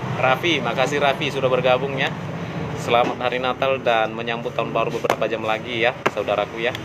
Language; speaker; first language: Indonesian; non-native, local second language; Nias